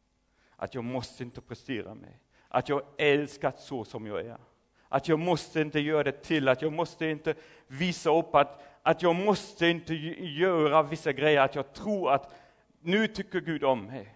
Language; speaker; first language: Swedish; non-native, fluent; German